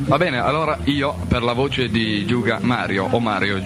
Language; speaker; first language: Italian; native; Italian